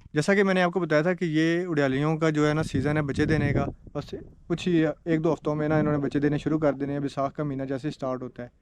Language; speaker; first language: Urdu; non-native, local second language; Punjabi